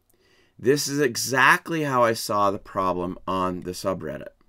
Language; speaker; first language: English; native; English